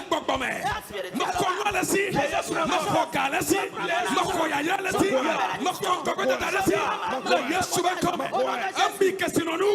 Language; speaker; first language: French; non-native, local second language; Ewe